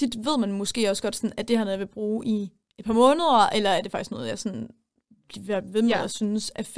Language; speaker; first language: Danish; native; Danish